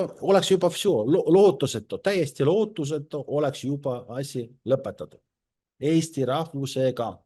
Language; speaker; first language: Estonian; non-native, local second language; Russian